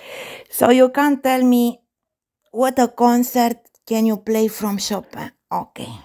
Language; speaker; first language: English; non-native, fluent; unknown